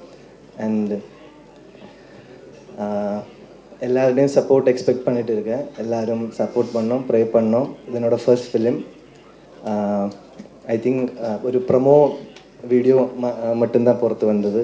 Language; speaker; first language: Tamil; non-native, learner; Malayalam